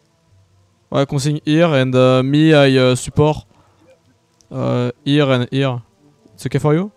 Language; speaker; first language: English; non-native, learner; French